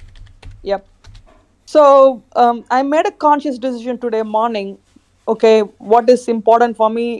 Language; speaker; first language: English; non-native, fluent; Khmer